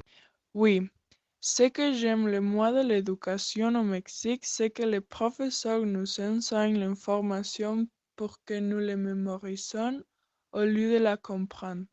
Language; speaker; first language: French; non-native, learner; Spanish